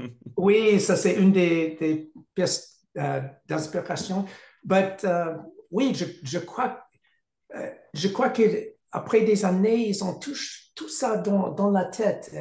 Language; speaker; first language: French; non-native, learner; English